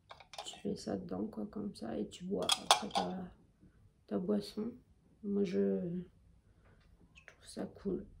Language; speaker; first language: French; native; French